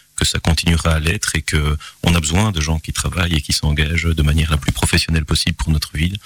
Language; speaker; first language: French; native; French